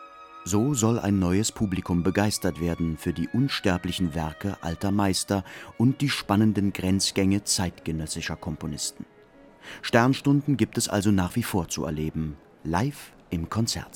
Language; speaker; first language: German; native; German